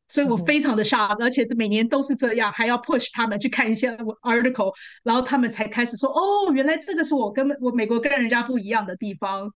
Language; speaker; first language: Chinese; native; Chinese